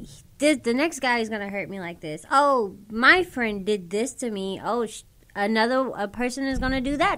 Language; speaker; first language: English; native; English